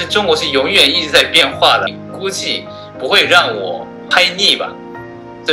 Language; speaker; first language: Chinese; non-native, fluent; Japanese